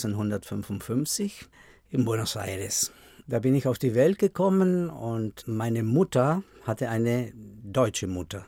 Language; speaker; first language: German; non-native, fluent; Spanish